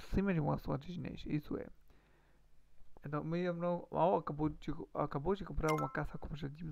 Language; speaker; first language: Portuguese; non-native, learner; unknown